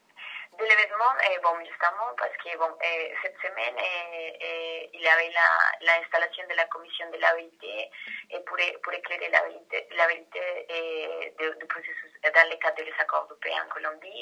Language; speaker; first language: French; non-native, fluent; Spanish